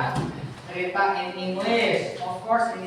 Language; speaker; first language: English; non-native, learner; Indonesian